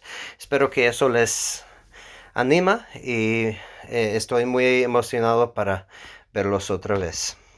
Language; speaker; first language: Spanish; non-native, fluent; English